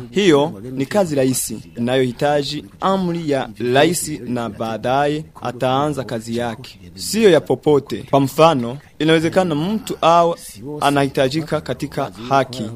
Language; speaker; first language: Swahili; non-native, local second language; Rundi